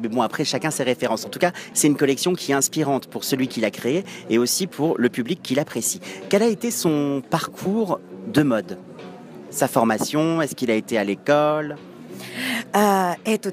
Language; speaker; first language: French; native; French